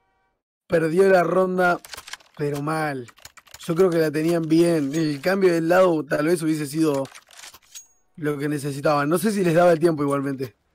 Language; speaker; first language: Spanish; native; Spanish